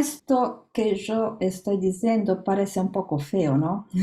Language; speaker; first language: Spanish; non-native, learner; Italian